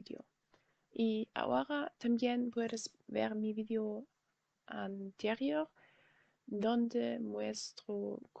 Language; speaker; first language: Spanish; non-native, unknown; German